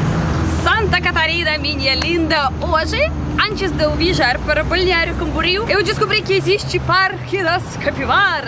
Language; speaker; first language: Portuguese; non-native, learner; Russian